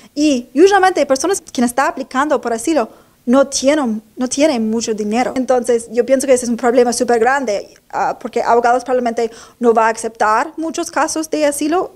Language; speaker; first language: Spanish; non-native, learner; English